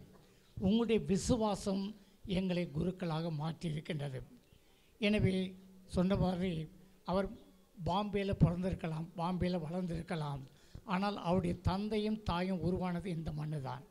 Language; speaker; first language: Tamil; native; Tamil